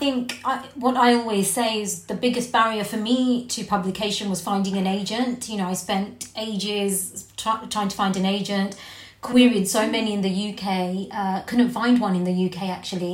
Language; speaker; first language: English; native; English